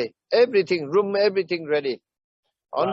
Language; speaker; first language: English; non-native, learner; Vietnamese